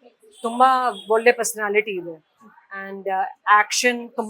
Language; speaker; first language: Kannada; non-native, learner; Hindi